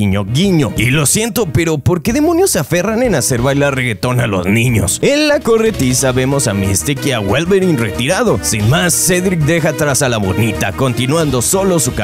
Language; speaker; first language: Spanish; native; Spanish